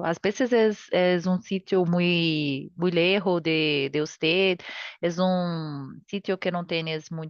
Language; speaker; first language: Spanish; non-native, learner; Portuguese